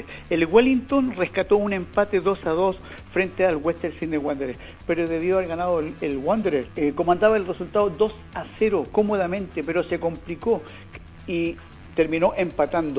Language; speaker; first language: Spanish; native; Spanish